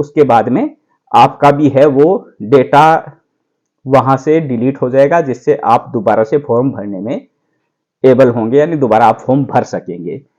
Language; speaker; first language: Hindi; native; Hindi